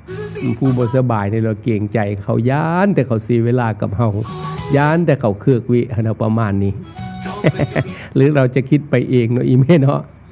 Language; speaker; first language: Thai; non-native, local second language; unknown